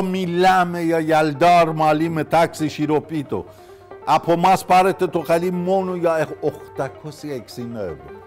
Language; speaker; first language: Greek; non-native, learner; Persian